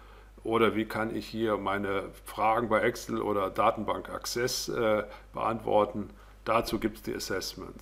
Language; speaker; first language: German; native; German